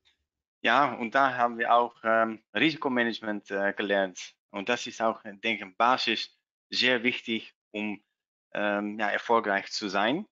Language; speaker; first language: German; non-native, learner; Dutch